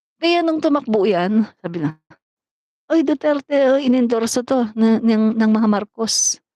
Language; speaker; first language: Filipino; non-native, local second language; Cebuano